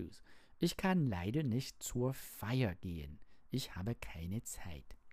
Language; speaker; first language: German; non-native, learner; English